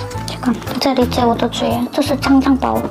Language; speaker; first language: Chinese; non-native, learner; Korean